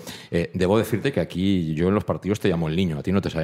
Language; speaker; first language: Spanish; native; Spanish